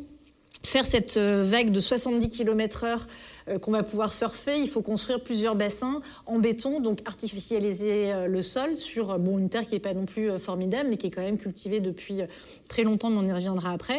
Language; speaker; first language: French; native; French